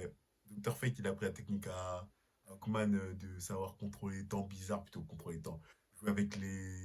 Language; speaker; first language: French; native; French